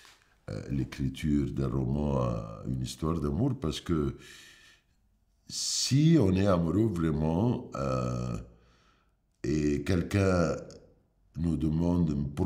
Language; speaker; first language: French; non-native, fluent; Arabic